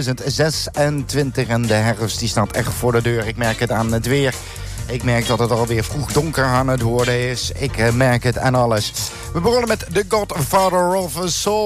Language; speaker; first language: Dutch; native; Dutch